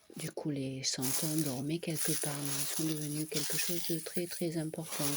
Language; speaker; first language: French; non-native, fluent; Spanish